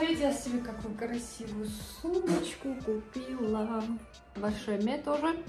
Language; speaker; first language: Russian; native; Russian